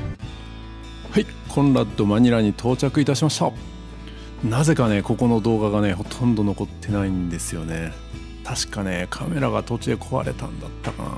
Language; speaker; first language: Japanese; native; Japanese